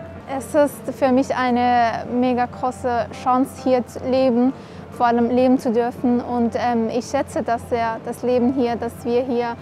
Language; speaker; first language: German; non-native, fluent; Kurdish